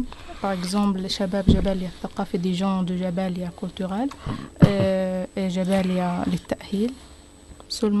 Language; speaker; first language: French; non-native, learner; Arabic